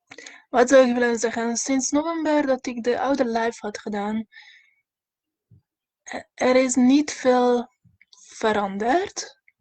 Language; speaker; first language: Dutch; non-native, fluent; Hungarian